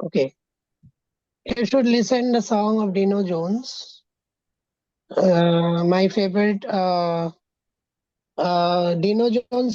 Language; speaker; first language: English; non-native, fluent; Bangla